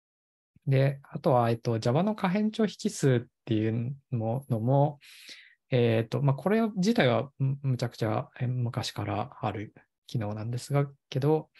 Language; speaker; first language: Japanese; native; Japanese